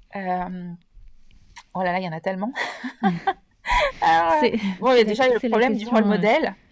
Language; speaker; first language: French; native; French